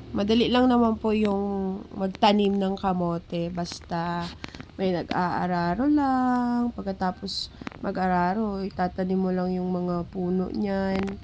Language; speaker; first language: Filipino; non-native, local second language; Masbatenyo